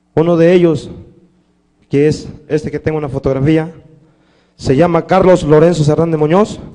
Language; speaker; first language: Spanish; native; Spanish